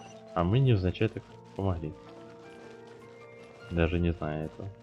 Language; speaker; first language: Russian; native; Russian